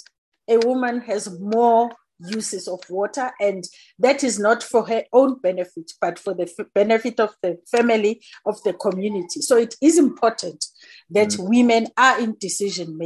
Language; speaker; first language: English; non-native, local second language; Zulu